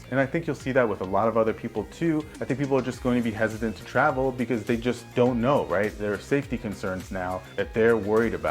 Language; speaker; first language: English; native; English